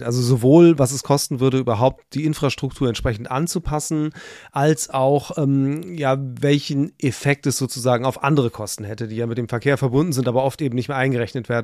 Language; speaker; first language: German; native; German